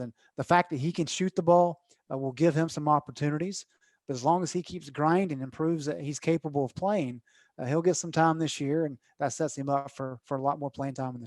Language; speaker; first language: English; native; English